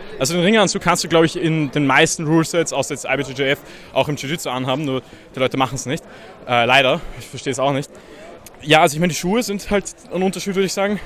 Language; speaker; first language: German; native; German